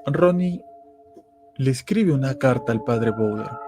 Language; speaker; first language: Spanish; native; Spanish